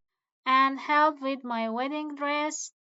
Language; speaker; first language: English; non-native, fluent; Persian